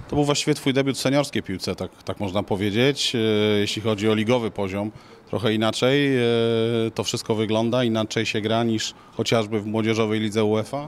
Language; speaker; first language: Polish; native; Polish